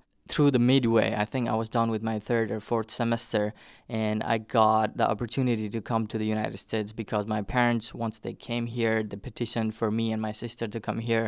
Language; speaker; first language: English; non-native, local second language; Nepali